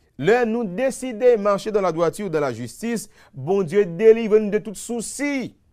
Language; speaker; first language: French; non-native, local second language; Haitian Creole